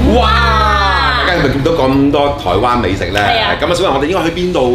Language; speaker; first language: Cantonese; native; Cantonese